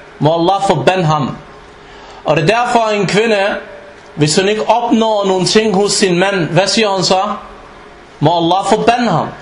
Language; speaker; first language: Danish; non-native, fluent; Arabic